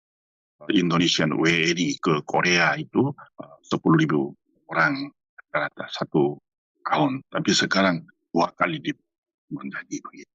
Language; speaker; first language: Indonesian; non-native, fluent; Korean